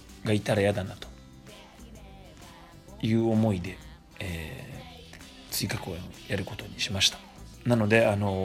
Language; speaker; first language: Japanese; native; Japanese